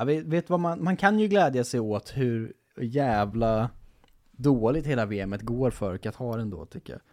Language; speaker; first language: Swedish; native; Swedish